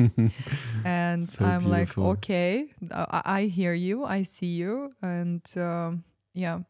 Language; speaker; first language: English; non-native, fluent; Ukrainian